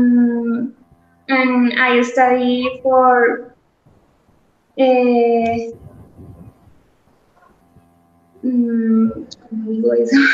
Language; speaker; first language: English; non-native, learner; Spanish